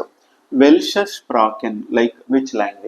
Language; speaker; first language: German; non-native, fluent; Telugu